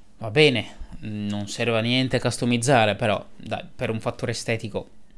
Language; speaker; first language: Italian; early bilingual, other home language; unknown